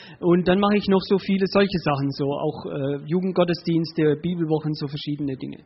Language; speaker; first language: German; early bilingual, other home language; Spanish